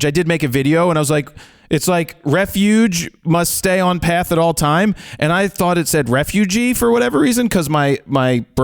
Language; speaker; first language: English; native; English